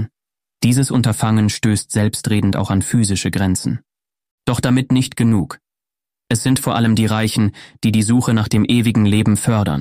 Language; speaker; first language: German; native; German